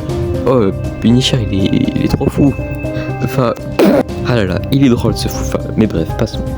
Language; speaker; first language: French; native; French